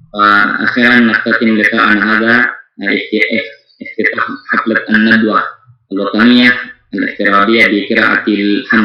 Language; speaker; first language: Arabic; non-native, fluent; Indonesian